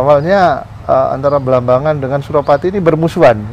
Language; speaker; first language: Indonesian; native; Indonesian